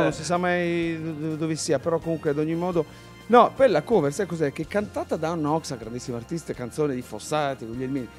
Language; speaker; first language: Italian; native; Italian